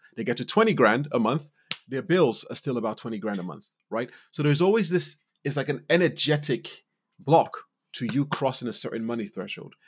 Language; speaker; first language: English; non-native, local second language; Yoruba